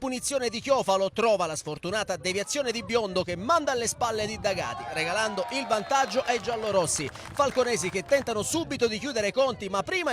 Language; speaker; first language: Italian; native; Italian